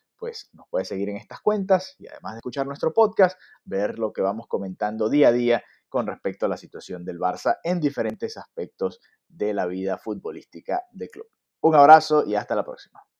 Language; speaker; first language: Spanish; native; Spanish